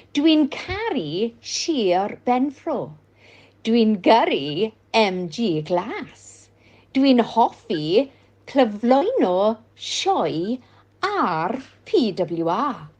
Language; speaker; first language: Welsh; non-native, learner; English